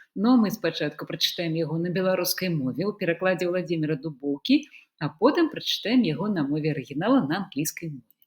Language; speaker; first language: Belarusian; native; Belarusian